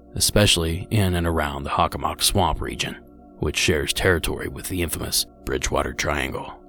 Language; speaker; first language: English; native; English